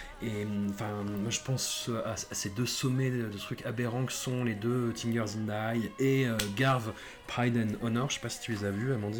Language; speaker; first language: French; native; French